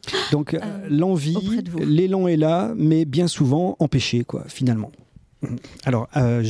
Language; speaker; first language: French; native; French